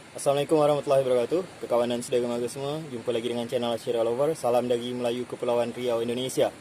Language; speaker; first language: Malay; native; Malay